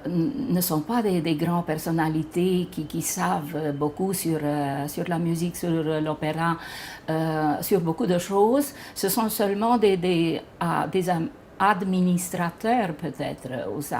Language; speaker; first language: French; non-native, fluent; Romanian